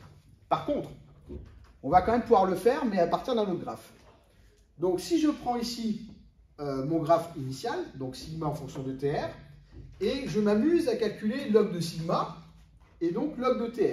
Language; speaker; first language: French; native; French